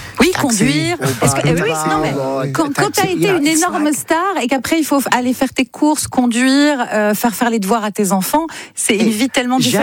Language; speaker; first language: French; native; French